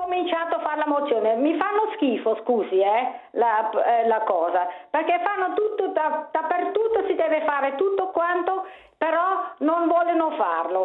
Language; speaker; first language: Italian; non-native, local second language; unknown